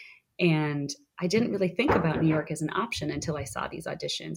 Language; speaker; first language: English; native; English